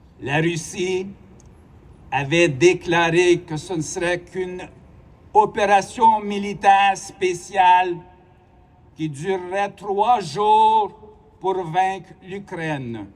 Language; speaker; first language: French; non-native, local second language; Ukrainian